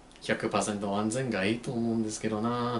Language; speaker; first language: Japanese; non-native, fluent; English